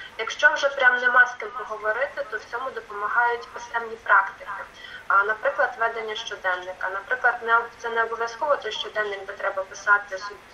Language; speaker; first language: Ukrainian; non-native, local second language; Russian